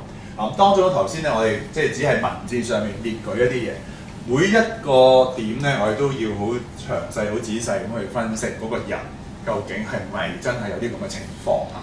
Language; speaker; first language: Cantonese; native; Cantonese